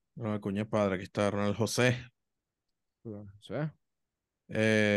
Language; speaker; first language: Spanish; native; Spanish